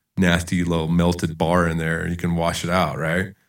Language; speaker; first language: English; native; English